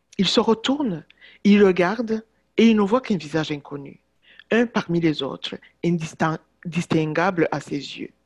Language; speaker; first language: French; non-native, local second language; Kinyarwanda